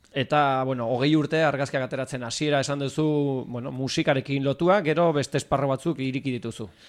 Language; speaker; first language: Basque; native; Basque